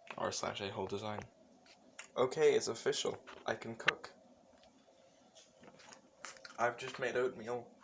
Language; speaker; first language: English; native; English